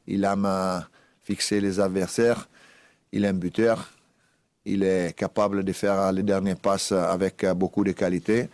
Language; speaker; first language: French; non-native, fluent; Italian